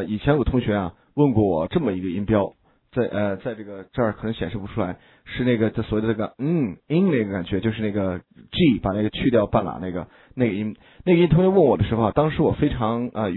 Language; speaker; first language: Chinese; native; Chinese